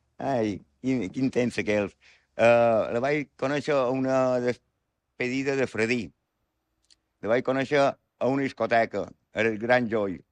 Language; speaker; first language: Catalan; native; Catalan